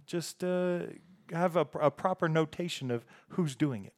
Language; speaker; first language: English; native; English